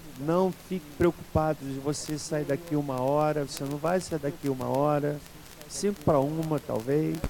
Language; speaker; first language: Portuguese; native; Portuguese